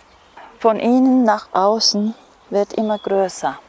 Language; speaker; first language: German; non-native, learner; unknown